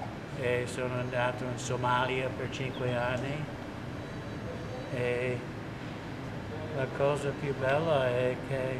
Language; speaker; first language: Italian; non-native, learner; English